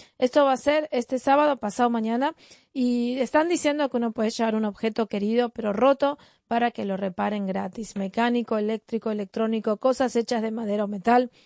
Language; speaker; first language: Spanish; native; Spanish